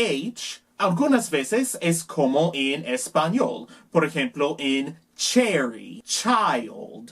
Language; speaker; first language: Spanish; non-native, learner; English